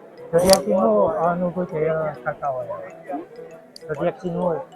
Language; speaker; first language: Korean; non-native, learner; Indonesian